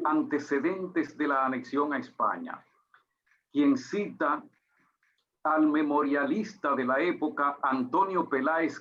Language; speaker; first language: Spanish; native; Spanish